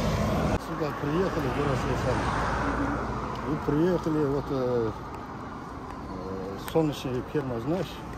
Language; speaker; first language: Russian; non-native, local second language; Kazakh